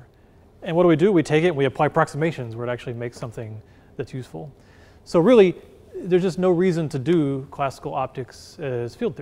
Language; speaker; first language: English; native; English